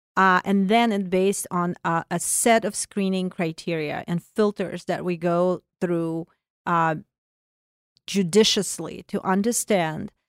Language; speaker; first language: English; non-native, fluent; Russian